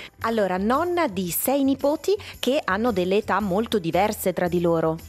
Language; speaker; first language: Italian; native; Italian